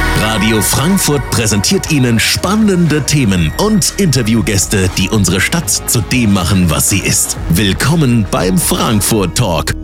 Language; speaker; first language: German; native; German